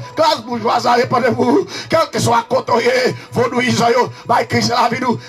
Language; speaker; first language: French; non-native, local second language; Haitian Creole